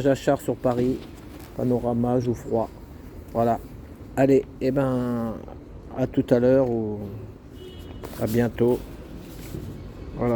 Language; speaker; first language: French; native; French